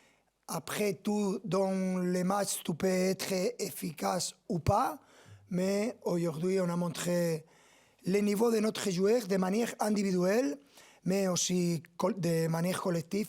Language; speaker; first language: French; non-native, learner; Spanish